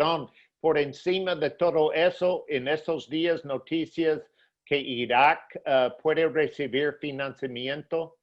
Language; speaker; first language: Spanish; non-native, fluent; English